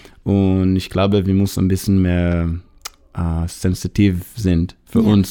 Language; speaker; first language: German; non-native, learner; Hebrew